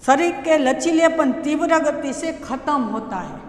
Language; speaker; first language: Hindi; non-native, local second language; Gujarati